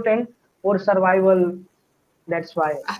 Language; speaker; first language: English; non-native, learner; Hindi